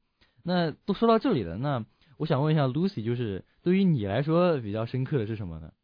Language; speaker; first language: Chinese; native; Chinese